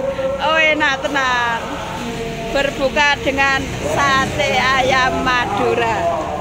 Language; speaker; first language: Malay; non-native, local second language; Javanese